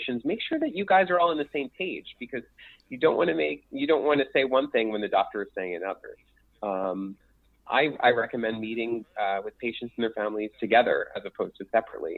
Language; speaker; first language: English; native; English